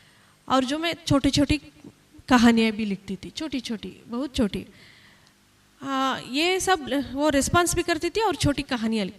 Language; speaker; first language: Hindi; non-native, local second language; Kannada